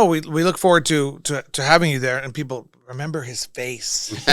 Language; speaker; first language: English; native; English